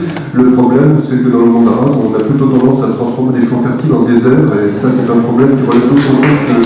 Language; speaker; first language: French; native; French